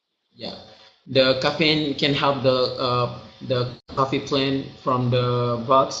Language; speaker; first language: English; non-native, learner; Indonesian